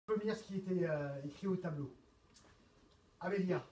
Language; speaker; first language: French; native; French